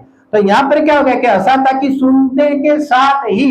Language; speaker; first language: Hindi; non-native, local second language; Gujarati